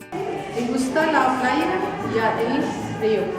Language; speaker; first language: Spanish; non-native, learner; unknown